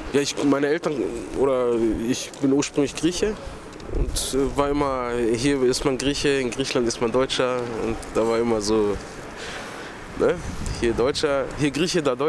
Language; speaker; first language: German; early bilingual, other home language; Greek